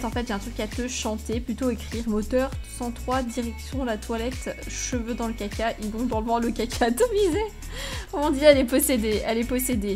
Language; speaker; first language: French; native; French